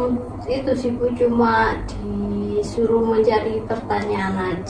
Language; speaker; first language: Indonesian; native; Indonesian